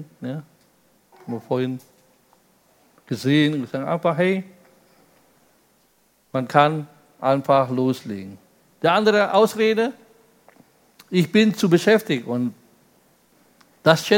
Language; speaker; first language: German; non-native, fluent; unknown